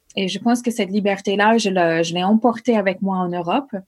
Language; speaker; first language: French; non-native, fluent; English